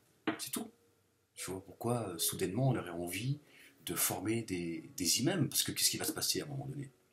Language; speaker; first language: French; native; French